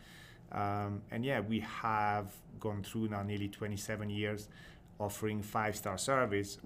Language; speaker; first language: English; non-native, fluent; French